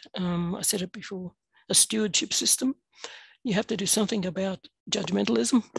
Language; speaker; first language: English; native; English